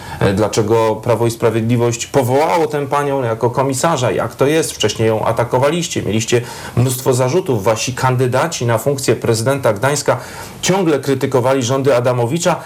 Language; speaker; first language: Polish; native; Polish